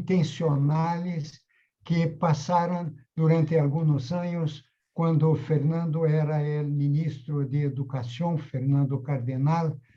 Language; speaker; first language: Spanish; non-native, fluent; Portuguese